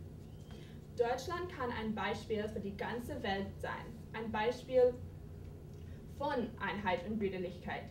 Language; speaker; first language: German; non-native, fluent; English